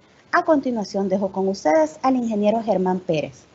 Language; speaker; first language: Spanish; native; Spanish